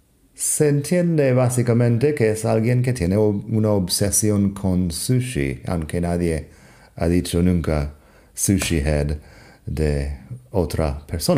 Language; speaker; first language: Spanish; non-native, fluent; English